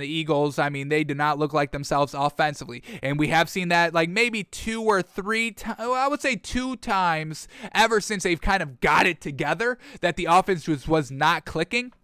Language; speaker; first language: English; native; English